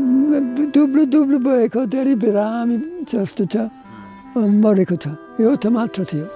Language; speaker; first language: Nepali; non-native, learner; English